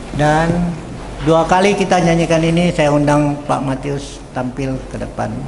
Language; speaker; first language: Indonesian; native; Indonesian